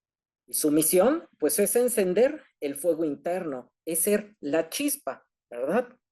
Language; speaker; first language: Spanish; native; Spanish